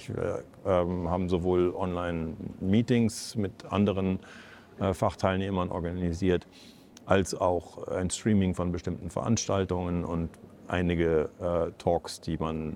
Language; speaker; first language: German; native; German